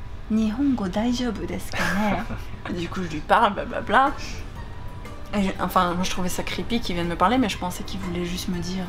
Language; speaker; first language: French; native; French